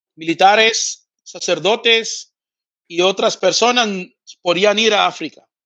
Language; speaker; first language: Spanish; early bilingual, other home language; Fang